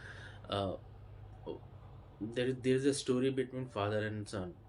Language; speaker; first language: English; non-native, local second language; Hindi